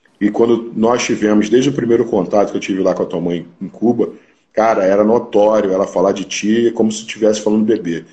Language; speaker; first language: Portuguese; native; Portuguese